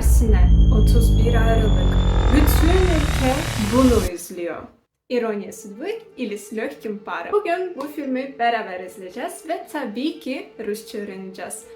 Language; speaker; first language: Turkish; non-native, fluent; Russian